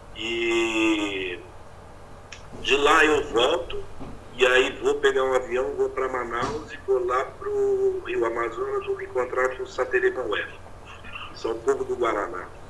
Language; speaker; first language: Portuguese; native; Portuguese